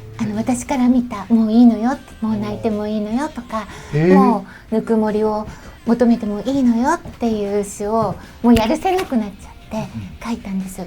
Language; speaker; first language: Japanese; native; Japanese